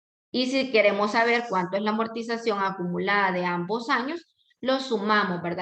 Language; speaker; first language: Spanish; native; Spanish